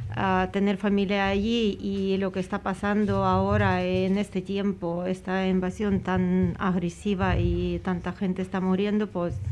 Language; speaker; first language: Spanish; non-native, fluent; Ukrainian